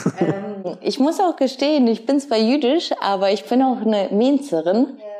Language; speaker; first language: German; early bilingual, other home language; Russian